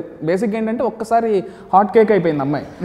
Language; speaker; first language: Telugu; native; Telugu